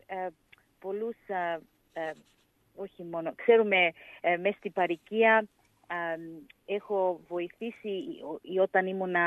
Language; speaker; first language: Greek; early bilingual, heritage; English